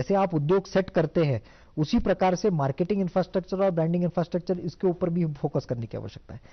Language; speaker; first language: Hindi; non-native, local second language; Marathi